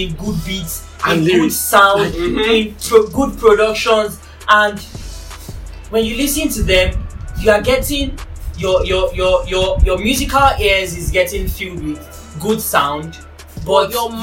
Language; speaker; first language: English; non-native, local second language; Yoruba